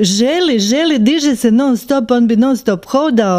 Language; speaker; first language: Croatian; native; Croatian